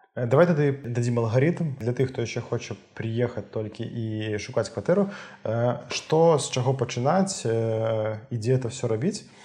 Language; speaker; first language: Belarusian; native; Belarusian